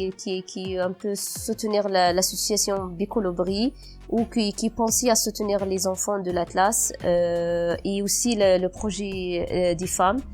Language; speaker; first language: French; non-native, local second language; Berber languages